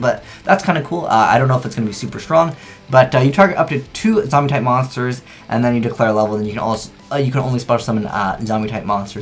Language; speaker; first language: English; native; English